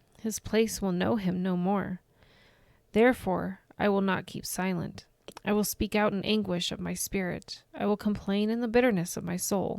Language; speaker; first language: English; native; English